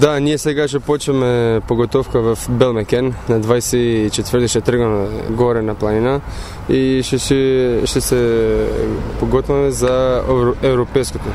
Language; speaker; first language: Bulgarian; non-native, learner; Albanian